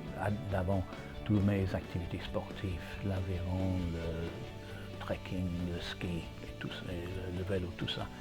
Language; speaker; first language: French; non-native, fluent; English